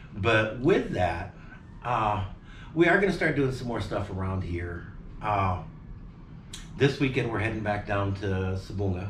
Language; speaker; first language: English; native; English